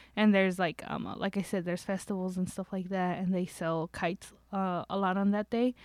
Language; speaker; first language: English; native; English